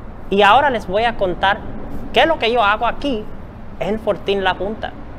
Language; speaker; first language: Spanish; early bilingual, heritage; Spanish